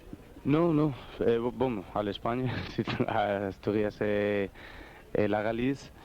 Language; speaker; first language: French; non-native, fluent; Spanish